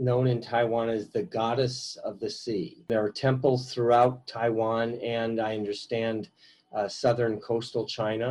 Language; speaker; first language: English; native; English